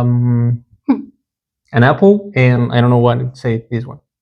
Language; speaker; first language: English; non-native, learner; Spanish